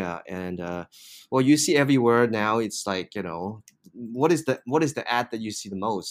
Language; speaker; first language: English; non-native, local second language; Cantonese